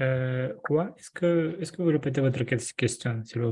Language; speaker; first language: French; non-native, learner; Russian